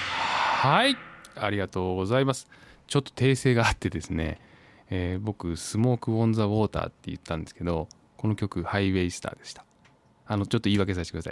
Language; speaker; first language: Japanese; native; Japanese